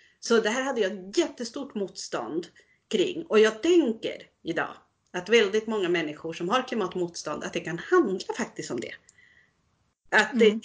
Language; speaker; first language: Swedish; early bilingual, other home language; Spanish